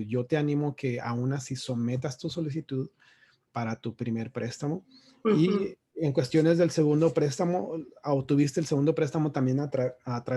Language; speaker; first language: Spanish; native; Spanish